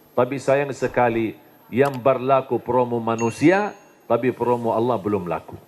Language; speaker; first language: Indonesian; non-native, fluent; Arabic